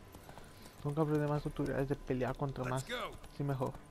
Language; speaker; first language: Spanish; early bilingual, heritage; Spanish